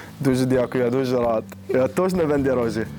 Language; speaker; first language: Ukrainian; non-native, learner; Arabic